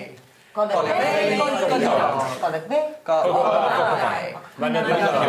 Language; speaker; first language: Welsh; non-native, learner; English